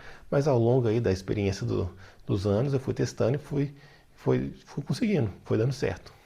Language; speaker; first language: Portuguese; native; Portuguese